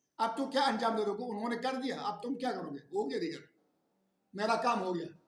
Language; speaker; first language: Urdu; non-native, local second language; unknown